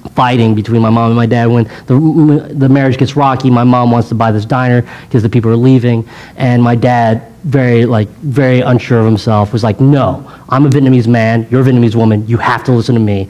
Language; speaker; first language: English; native; English